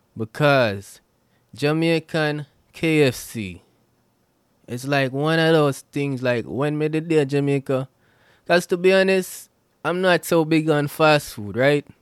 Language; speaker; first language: English; non-native, local second language; Jamaican Creole English